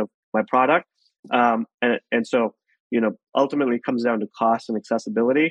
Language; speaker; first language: English; non-native, local second language; Hindi